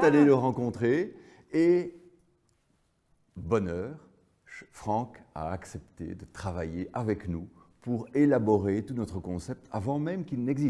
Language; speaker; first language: French; native; French